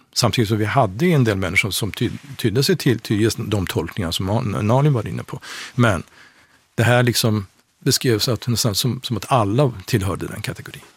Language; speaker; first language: Swedish; non-native, fluent; Persian